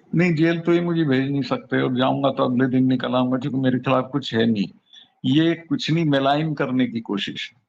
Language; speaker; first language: Hindi; native; Hindi